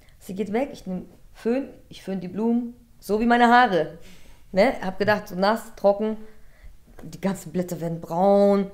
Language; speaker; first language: German; early bilingual, other home language; Polish